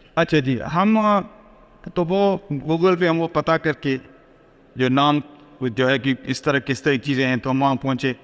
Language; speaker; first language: Urdu; non-native, local second language; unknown